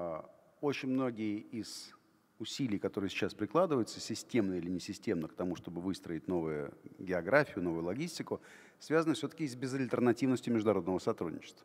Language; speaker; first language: Russian; native; Russian